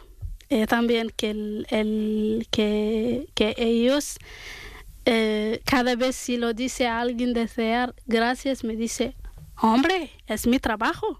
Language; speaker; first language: Spanish; non-native, learner; Arabic